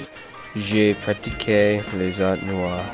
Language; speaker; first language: French; non-native, learner; English